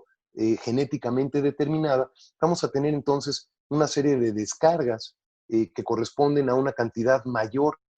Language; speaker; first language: Spanish; native; Spanish